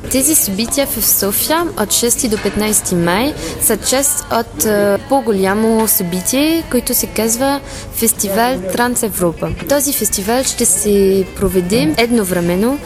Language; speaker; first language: Bulgarian; non-native, learner; French